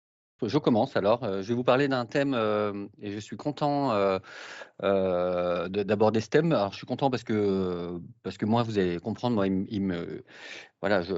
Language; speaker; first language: French; native; French